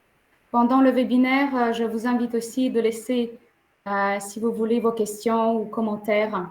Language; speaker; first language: French; non-native, fluent; Ukrainian